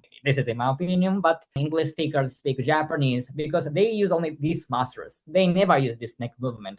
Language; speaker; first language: English; non-native, fluent; Japanese